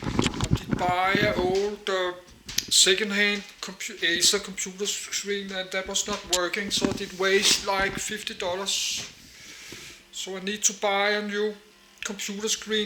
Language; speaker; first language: English; non-native, learner; Danish